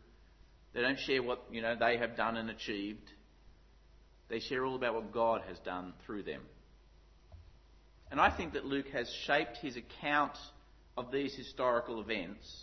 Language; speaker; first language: English; native; English